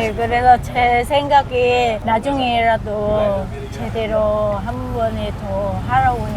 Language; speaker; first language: Korean; non-native, learner; Vietnamese